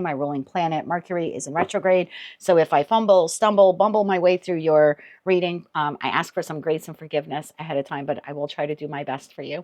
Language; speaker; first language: English; native; English